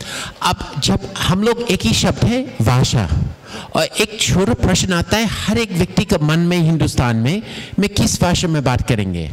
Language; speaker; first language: Hindi; non-native, fluent; Tamil